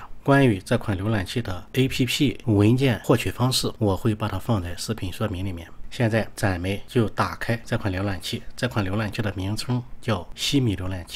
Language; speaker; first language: Chinese; native; Chinese